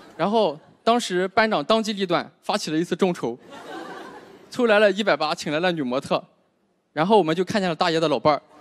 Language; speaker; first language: Chinese; native; Chinese